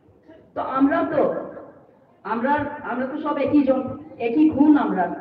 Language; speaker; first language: Bangla; non-native, local second language; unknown